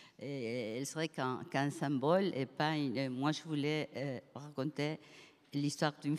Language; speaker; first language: French; non-native, fluent; Spanish